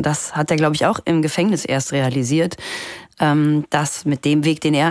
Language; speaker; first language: German; native; German